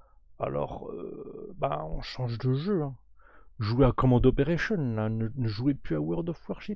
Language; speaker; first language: French; native; French